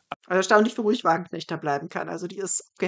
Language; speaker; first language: German; native; German